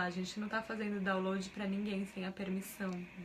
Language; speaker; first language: Portuguese; native; Portuguese